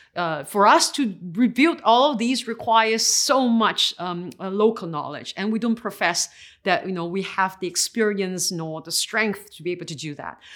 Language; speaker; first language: English; native; English